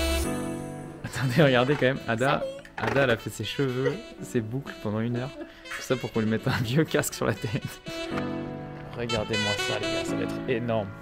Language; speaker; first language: French; native; French